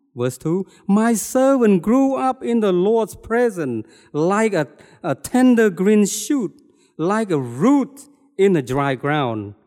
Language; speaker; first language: English; non-native, fluent; Khmer